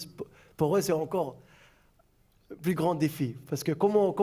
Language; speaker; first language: French; non-native, fluent; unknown